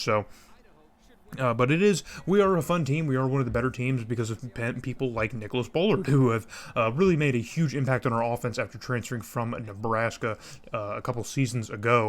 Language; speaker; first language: English; native; English